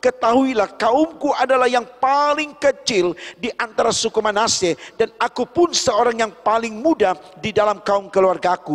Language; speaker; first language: Indonesian; native; Indonesian